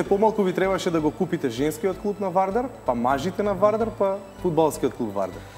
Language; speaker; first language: Macedonian; native; Macedonian